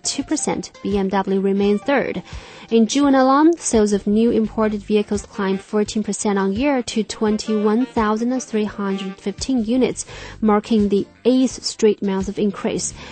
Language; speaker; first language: English; non-native, fluent; Chinese